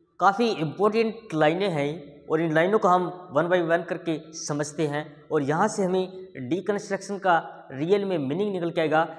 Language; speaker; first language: Hindi; native; Hindi